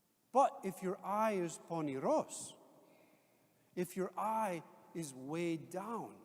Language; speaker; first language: English; native; English